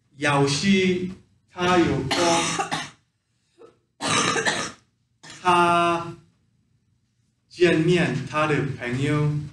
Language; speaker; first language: Chinese; non-native, learner; Korean